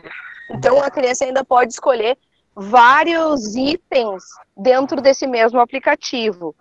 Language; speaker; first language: Portuguese; native; Portuguese